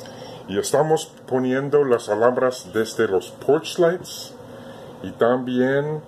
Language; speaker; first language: Spanish; non-native, learner; English